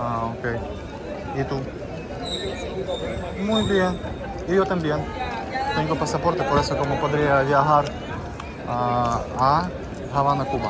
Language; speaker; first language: Spanish; non-native, learner; Russian